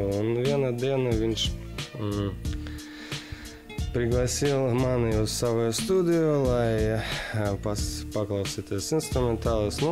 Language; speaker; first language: Latvian; non-native, local second language; Russian